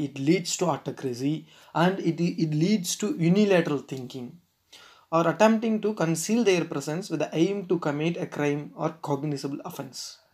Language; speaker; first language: English; non-native, local second language; Tamil